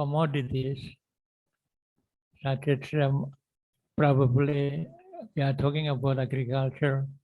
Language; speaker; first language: English; non-native, learner; Indonesian